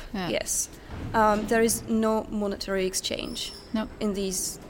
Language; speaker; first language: English; non-native, fluent; Czech